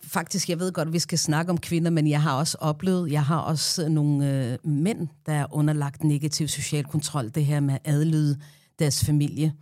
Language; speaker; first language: Danish; non-native, fluent; Arabic